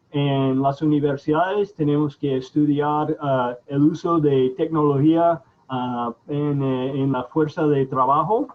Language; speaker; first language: Spanish; non-native, fluent; English